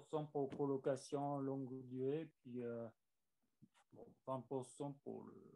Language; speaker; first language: French; non-native, learner; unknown